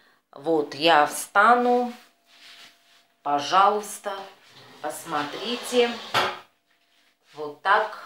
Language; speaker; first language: Russian; non-native, fluent; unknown